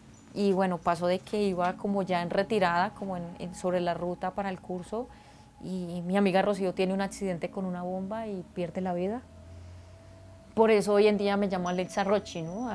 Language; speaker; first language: Spanish; native; Spanish